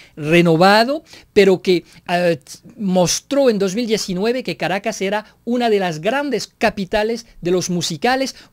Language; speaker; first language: Spanish; non-native, fluent; French